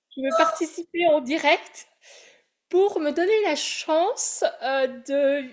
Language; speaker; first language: French; native; French